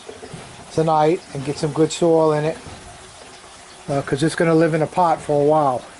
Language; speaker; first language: English; native; English